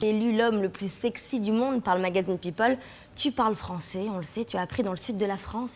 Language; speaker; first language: French; native; French